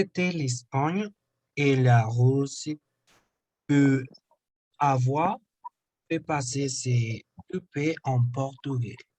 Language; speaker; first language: French; non-native, learner; Spanish